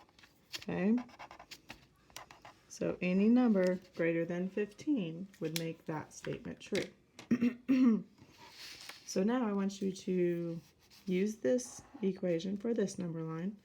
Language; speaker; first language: English; native; English